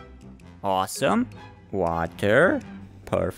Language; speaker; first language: English; native; English